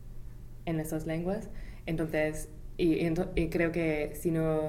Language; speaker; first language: Spanish; non-native, fluent; English